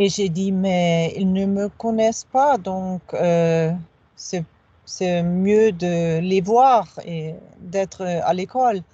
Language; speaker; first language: French; non-native, fluent; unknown